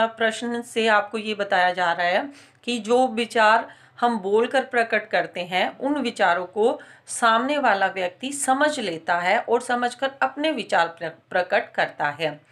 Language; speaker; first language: Hindi; native; Hindi